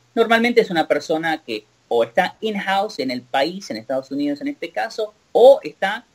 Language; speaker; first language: Spanish; native; Spanish